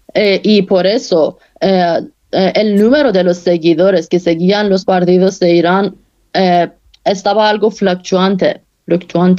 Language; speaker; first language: Spanish; non-native, fluent; Persian